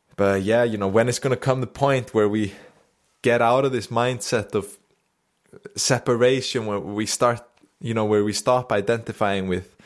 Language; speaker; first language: English; non-native, fluent; Icelandic